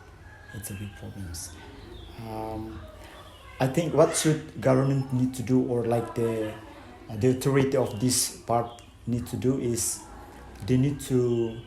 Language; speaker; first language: English; non-native, fluent; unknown